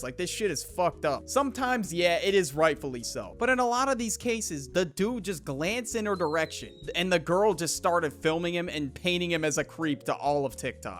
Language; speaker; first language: English; native; English